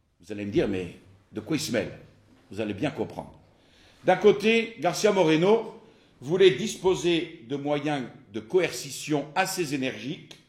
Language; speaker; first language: French; native; French